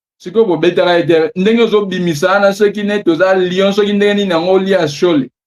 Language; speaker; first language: Lingala; native; Lingala